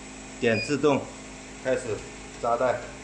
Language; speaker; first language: Chinese; native; Chinese